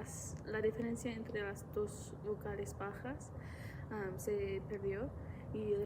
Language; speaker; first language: Spanish; non-native, fluent; English